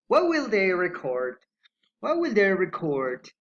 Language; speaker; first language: English; non-native, fluent; Spanish